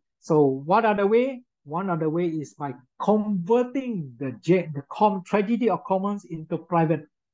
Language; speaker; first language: English; non-native, local second language; Min Nan Chinese